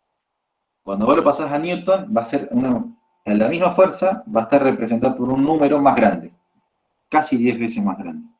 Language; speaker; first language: Spanish; native; Spanish